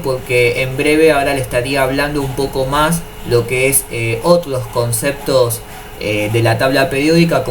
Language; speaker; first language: Spanish; native; Spanish